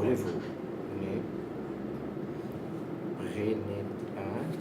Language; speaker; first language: French; non-native, learner; Portuguese